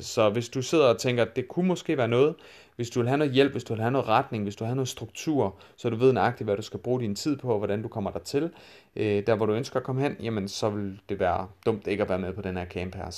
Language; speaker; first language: Danish; native; Danish